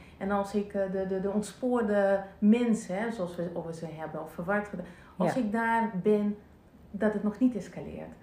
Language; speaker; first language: Dutch; non-native, fluent; Russian